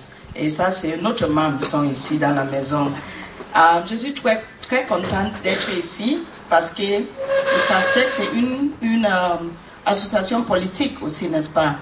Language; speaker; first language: French; non-native, learner; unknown